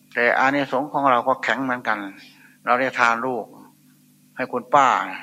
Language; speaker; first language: Thai; non-native, local second language; Northeastern Thai